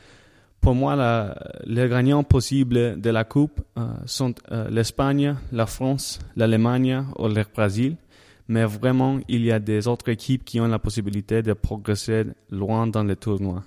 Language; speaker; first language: French; non-native, learner; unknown